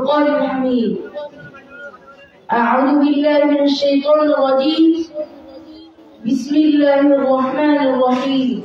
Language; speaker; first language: Arabic; non-native, learner; Bangla